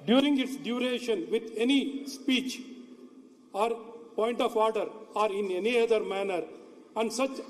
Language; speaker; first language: English; non-native, local second language; Kannada